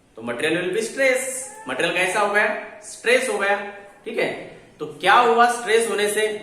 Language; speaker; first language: Hindi; non-native, local second language; Marathi